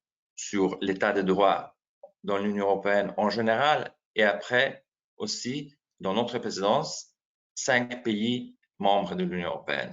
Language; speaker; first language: French; non-native, fluent; Slovenian